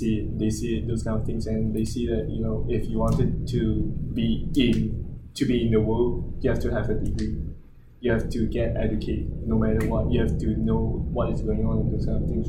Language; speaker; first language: English; non-native, local second language; Chinese